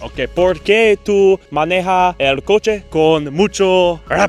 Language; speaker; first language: Spanish; non-native, learner; English